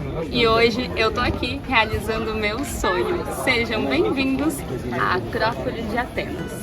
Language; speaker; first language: Portuguese; native; Portuguese